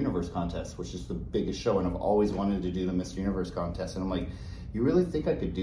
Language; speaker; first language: English; native; English